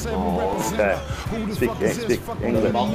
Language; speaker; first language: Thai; non-native, learner; English